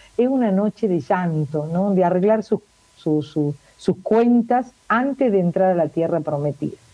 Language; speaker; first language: Spanish; native; Spanish